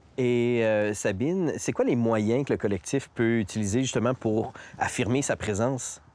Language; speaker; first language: French; native; French